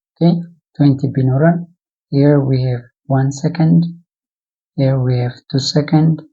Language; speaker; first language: English; non-native, local second language; Amharic